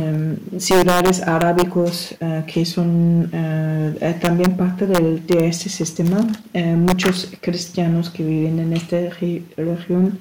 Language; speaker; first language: Spanish; non-native, learner; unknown